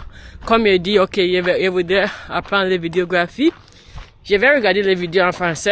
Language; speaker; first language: French; non-native, learner; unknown